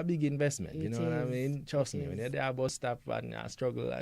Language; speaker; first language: English; native; English